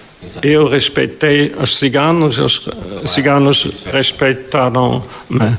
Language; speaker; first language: Portuguese; non-native, fluent; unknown